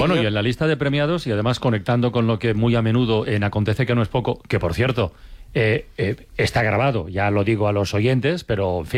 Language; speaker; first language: Spanish; native; Spanish